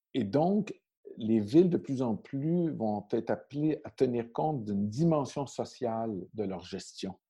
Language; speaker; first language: French; native; French